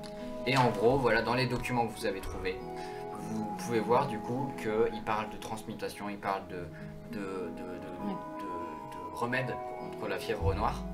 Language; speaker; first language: French; native; French